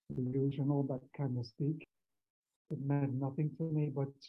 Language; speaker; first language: English; native; English